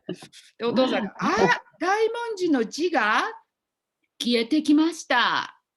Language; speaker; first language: Japanese; non-native, fluent; English